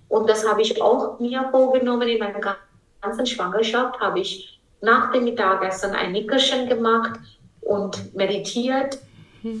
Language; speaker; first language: German; non-native, fluent; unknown